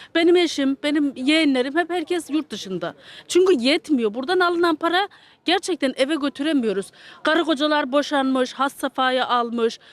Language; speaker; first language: Turkish; native; Turkish